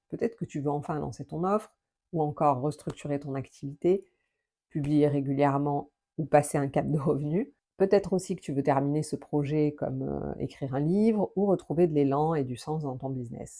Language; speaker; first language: French; native; French